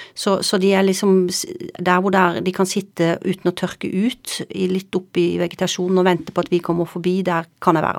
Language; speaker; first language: Norwegian; native; Norwegian